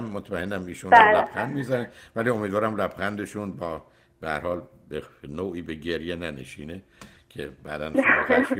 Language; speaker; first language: Persian; native; Persian